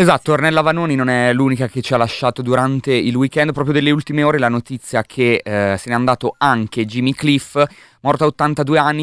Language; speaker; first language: Italian; native; Italian